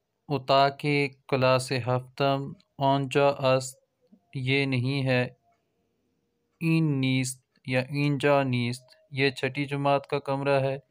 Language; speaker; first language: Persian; non-native, fluent; Urdu